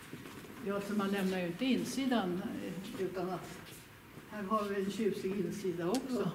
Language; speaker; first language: Swedish; native; Swedish